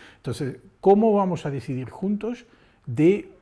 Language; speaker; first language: Spanish; non-native, fluent; Dutch